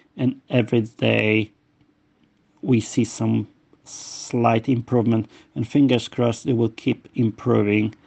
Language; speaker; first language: English; non-native, fluent; Polish